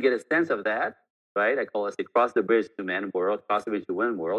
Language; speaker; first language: English; non-native, fluent; French